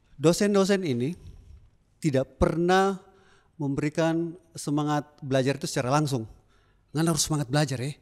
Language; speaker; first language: Indonesian; native; Indonesian